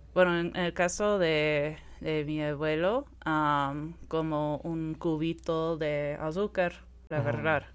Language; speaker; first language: Spanish; non-native, fluent; English